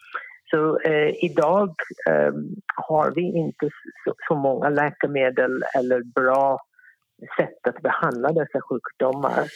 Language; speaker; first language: Swedish; non-native, fluent; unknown